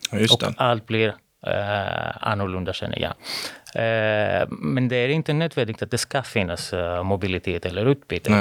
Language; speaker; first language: Swedish; non-native, fluent; Greek